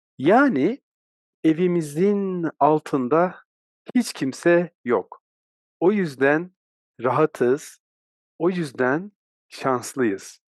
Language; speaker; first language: Turkish; native; Turkish